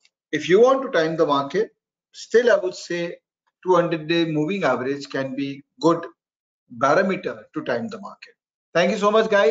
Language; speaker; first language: English; non-native, local second language; Hindi